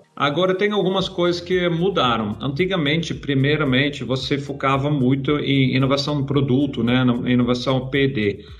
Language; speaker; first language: Portuguese; non-native, fluent; Dutch